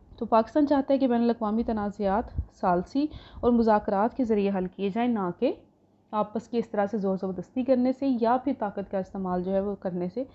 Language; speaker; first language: Urdu; non-native, local second language; Punjabi